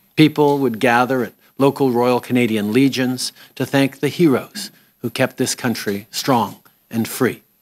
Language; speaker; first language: English; early bilingual, other home language; French